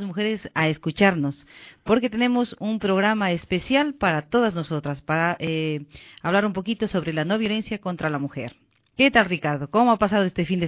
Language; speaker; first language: Spanish; native; Spanish